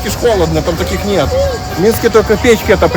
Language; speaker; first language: Russian; native; Russian